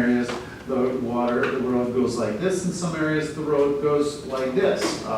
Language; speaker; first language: English; native; English